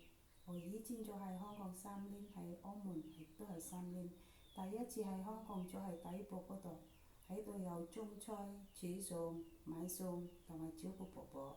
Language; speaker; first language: Cantonese; non-native, learner; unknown